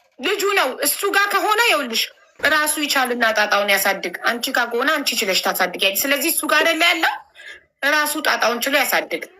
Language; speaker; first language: Amharic; native; Amharic